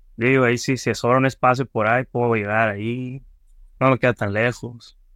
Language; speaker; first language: Spanish; native; Spanish